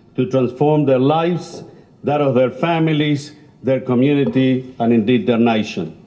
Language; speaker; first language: English; non-native, fluent; Spanish